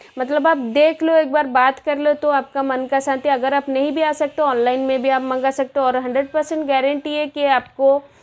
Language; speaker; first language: Hindi; non-native, local second language; Bangla